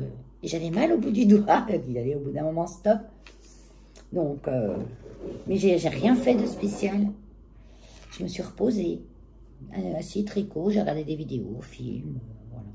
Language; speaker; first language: French; native; French